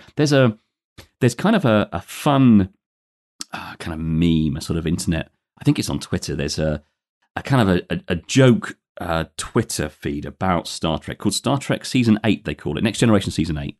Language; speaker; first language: English; native; English